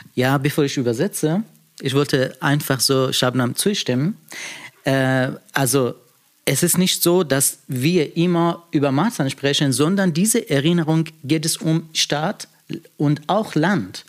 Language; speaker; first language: German; non-native, fluent; Persian